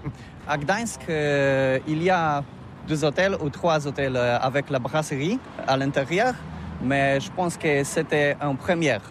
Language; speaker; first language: French; non-native, learner; Polish